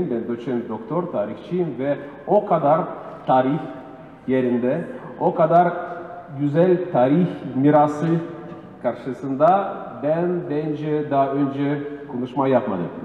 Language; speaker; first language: Turkish; non-native, learner; Russian